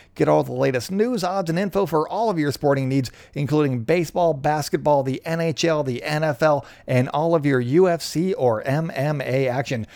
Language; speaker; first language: English; native; English